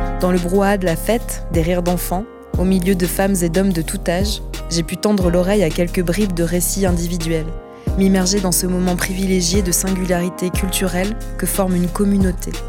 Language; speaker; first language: French; native; French